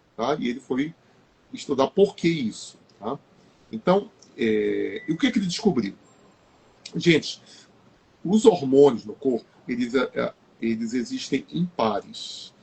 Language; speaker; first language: Portuguese; native; Portuguese